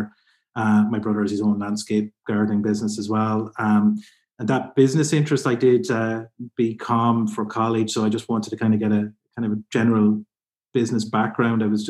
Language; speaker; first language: English; native; English